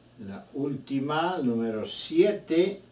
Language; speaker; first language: Spanish; non-native, fluent; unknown